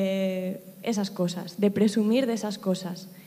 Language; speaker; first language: Spanish; native; Spanish